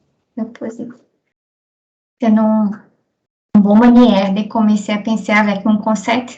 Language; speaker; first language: French; non-native, learner; Portuguese